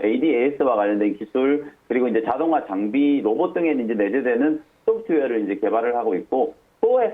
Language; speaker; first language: Korean; native; Korean